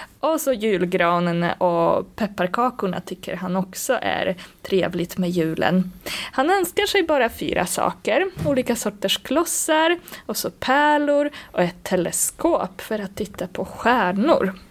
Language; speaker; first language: Swedish; native; Swedish